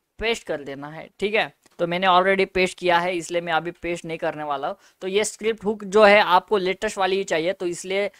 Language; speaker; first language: Hindi; native; Hindi